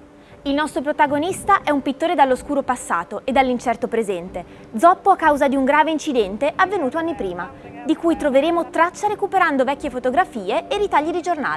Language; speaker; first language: Italian; native; Italian